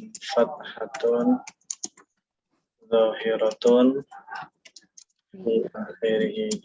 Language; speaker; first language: Arabic; non-native, fluent; Indonesian